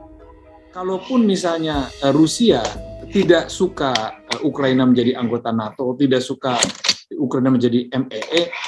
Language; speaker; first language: Indonesian; native; Indonesian